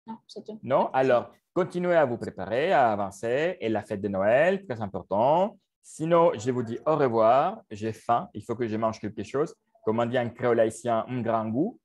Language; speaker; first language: French; non-native, fluent; Spanish